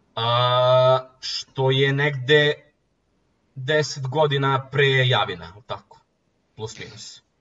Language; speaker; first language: Serbian; native; Serbian